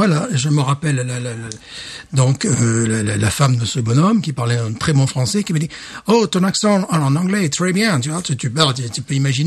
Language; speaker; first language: French; native; French